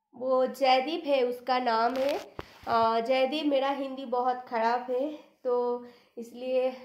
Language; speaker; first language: Hindi; non-native, local second language; Bangla